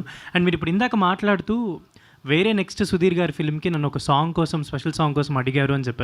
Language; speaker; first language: Telugu; native; Telugu